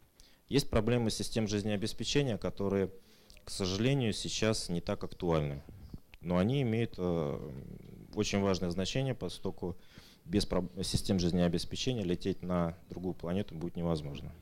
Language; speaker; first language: Russian; native; Russian